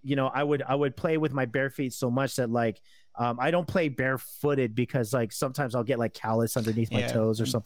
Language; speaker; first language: English; native; English